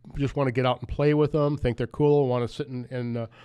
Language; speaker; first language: English; native; English